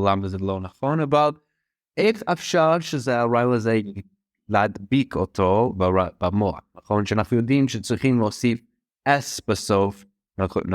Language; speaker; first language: Hebrew; non-native, fluent; English